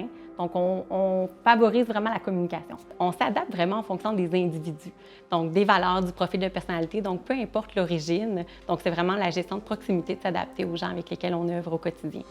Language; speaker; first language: French; native; French